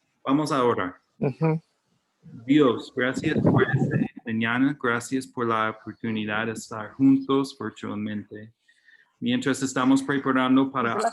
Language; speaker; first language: Spanish; non-native, fluent; English